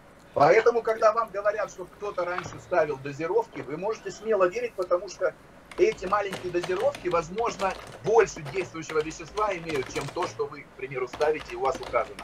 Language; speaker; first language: Russian; native; Russian